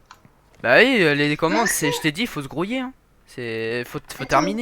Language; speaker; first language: French; native; French